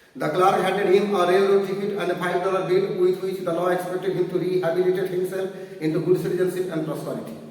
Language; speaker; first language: English; non-native, local second language; Bangla